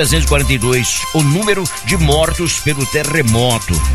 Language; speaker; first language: Portuguese; native; Portuguese